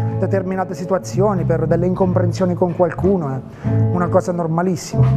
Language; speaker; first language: Italian; native; Italian